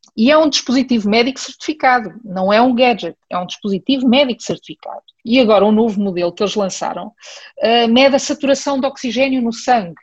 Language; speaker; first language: Portuguese; early bilingual, heritage; Portuguese